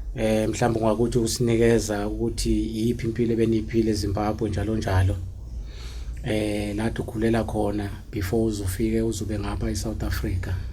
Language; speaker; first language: Zulu; native; Zulu